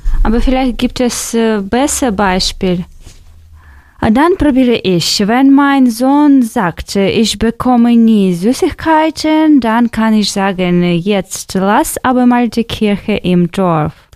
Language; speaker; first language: German; non-native, fluent; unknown